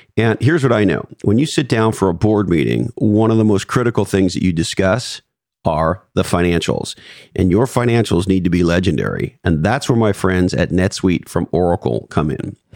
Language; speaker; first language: English; native; English